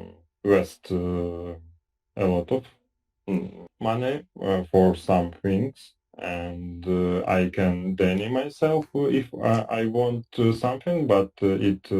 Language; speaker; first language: English; non-native, learner; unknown